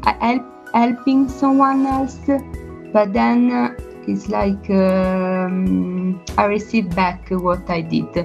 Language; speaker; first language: English; non-native, learner; Italian